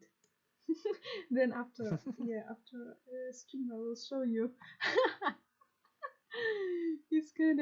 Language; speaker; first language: English; non-native, learner; Russian